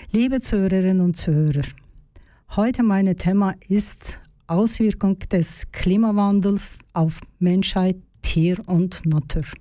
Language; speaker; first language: German; non-native, learner; Turkish